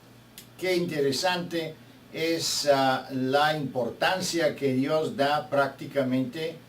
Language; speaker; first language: Spanish; non-native, fluent; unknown